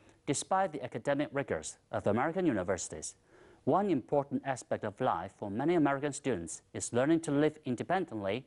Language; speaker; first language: English; non-native, fluent; Chinese